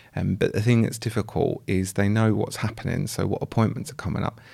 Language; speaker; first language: English; native; English